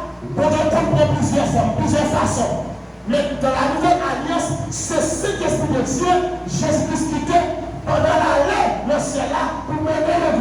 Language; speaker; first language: French; non-native, local second language; Haitian Creole